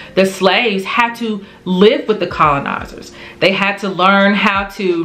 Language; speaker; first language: English; native; English